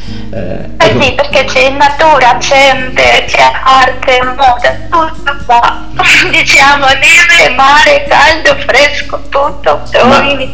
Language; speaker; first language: Italian; non-native, learner; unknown